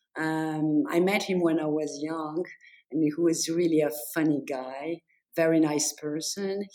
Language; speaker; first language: English; non-native, fluent; French